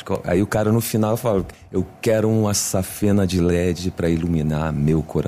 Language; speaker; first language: Portuguese; native; Portuguese